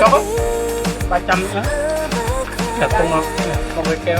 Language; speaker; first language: Korean; non-native, learner; Khmer